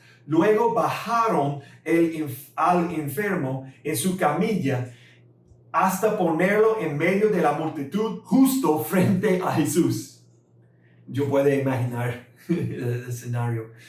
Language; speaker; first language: Spanish; non-native, fluent; English